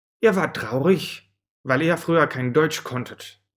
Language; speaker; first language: German; non-native, fluent; Russian